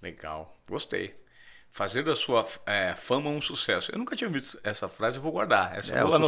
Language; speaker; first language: Portuguese; native; Portuguese